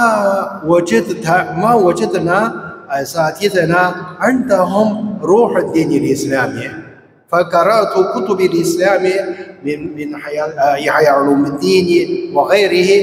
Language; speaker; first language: Arabic; non-native, fluent; Chinese